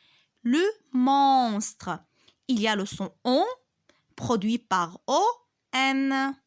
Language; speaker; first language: French; non-native, local second language; Arabic